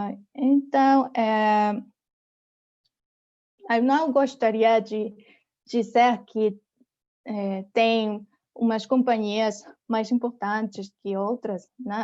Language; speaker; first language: Portuguese; non-native, fluent; Spanish